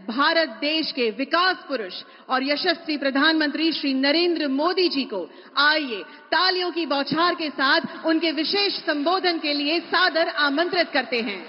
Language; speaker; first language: Hindi; non-native, local second language; Gujarati